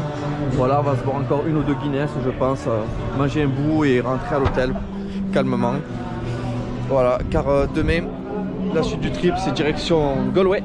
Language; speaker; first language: French; native; French